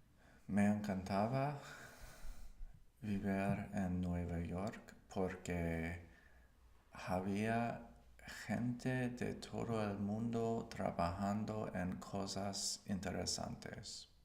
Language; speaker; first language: Spanish; non-native, learner; English